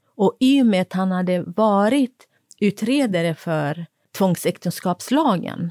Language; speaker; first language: Swedish; non-native, fluent; Kurdish